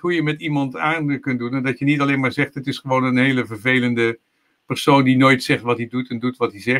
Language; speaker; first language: Dutch; native; Dutch